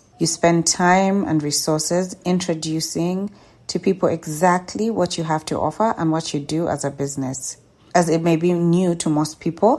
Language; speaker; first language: English; non-native, local second language; Ganda